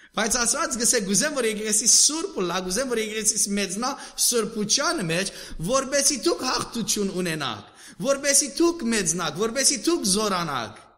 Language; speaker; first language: Armenian; early bilingual, heritage; Armenian